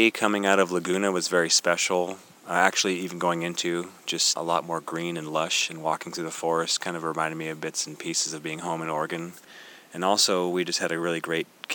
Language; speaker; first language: English; native; English